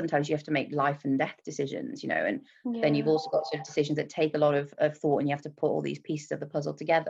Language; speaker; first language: English; native; English